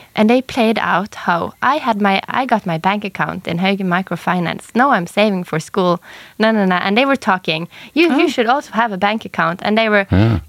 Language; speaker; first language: English; non-native, fluent; Norwegian